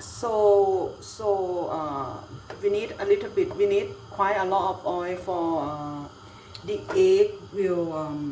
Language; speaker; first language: English; non-native, learner; Thai